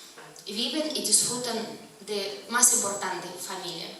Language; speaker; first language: Spanish; non-native, fluent; Russian